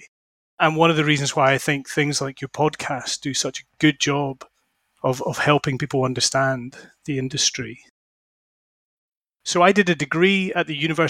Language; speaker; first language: English; native; English